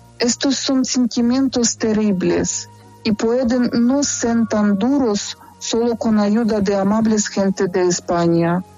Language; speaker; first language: Spanish; non-native, fluent; Ukrainian